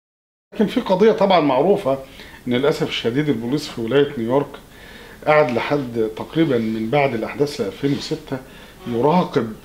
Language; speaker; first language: Arabic; native; Arabic